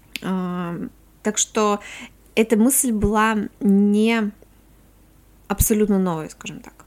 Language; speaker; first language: Russian; native; Russian